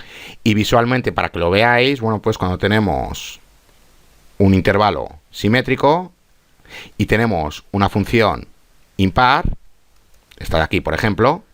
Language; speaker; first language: Spanish; native; Spanish